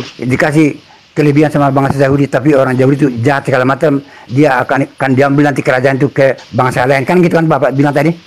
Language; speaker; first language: Indonesian; native; Indonesian